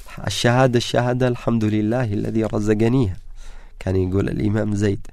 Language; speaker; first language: Arabic; native; Arabic